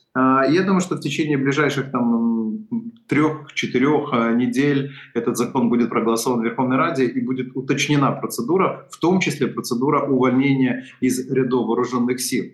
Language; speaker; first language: Russian; non-native, local second language; Ukrainian